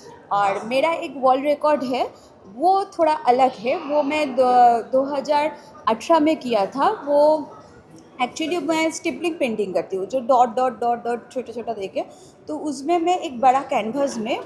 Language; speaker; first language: Hindi; non-native, local second language; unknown